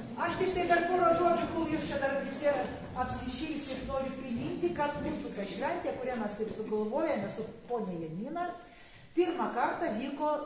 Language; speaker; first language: Lithuanian; non-native, local second language; Polish